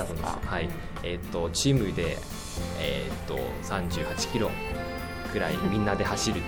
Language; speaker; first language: Japanese; non-native, fluent; Chinese